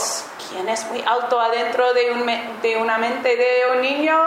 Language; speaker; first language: Spanish; non-native, learner; English